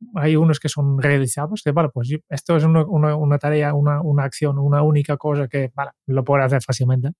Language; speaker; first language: Spanish; non-native, fluent; Dutch